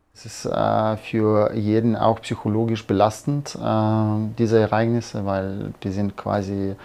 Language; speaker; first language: German; non-native, fluent; Russian